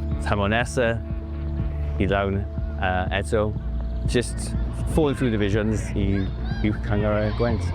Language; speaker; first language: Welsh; non-native, local second language; English